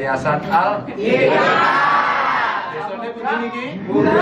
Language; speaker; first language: Indonesian; non-native, local second language; Javanese